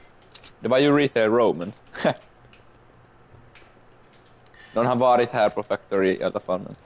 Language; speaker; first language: Swedish; non-native, local second language; Finnish